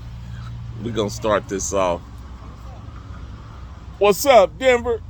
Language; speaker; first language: English; native; English